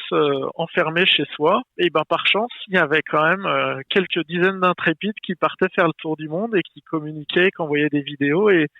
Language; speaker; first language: French; native; French